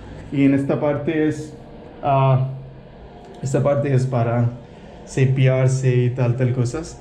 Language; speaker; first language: Spanish; non-native, learner; Hindi